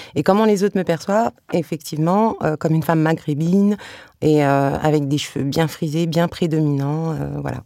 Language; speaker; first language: French; early bilingual, other home language; Arabic